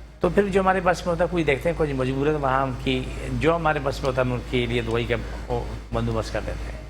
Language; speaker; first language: Urdu; non-native, local second language; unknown